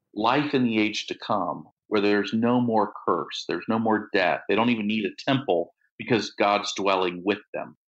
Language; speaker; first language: English; native; English